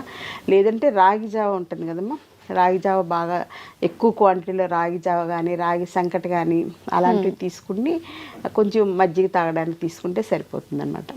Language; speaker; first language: Telugu; native; Telugu